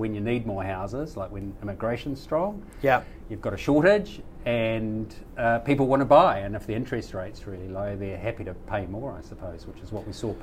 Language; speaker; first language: English; native; English